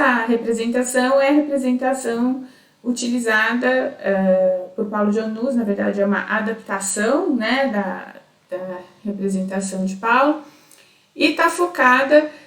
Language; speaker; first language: Portuguese; native; Portuguese